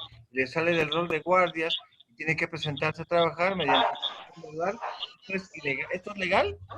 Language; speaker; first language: Spanish; native; Spanish